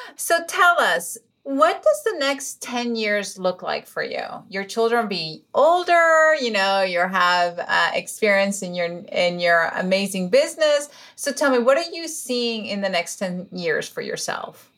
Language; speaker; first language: English; non-native, fluent; Spanish